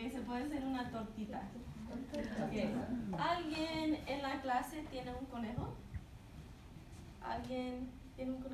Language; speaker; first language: Spanish; non-native, fluent; English